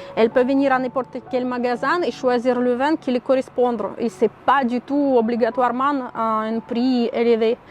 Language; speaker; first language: French; non-native, fluent; Russian